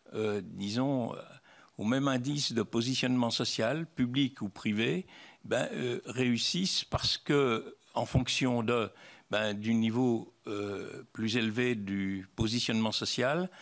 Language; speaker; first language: French; native; French